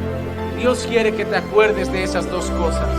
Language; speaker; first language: Spanish; native; Spanish